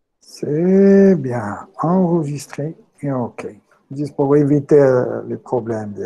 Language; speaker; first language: French; non-native, local second language; Arabic